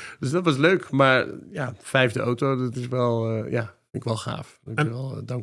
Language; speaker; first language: Dutch; native; Dutch